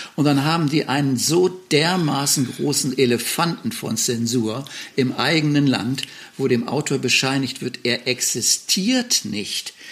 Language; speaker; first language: German; native; German